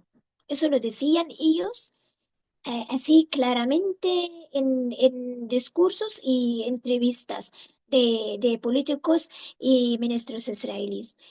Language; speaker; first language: Spanish; non-native, fluent; Arabic